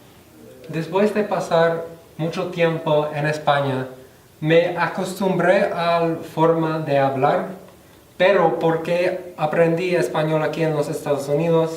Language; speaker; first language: Spanish; non-native, fluent; English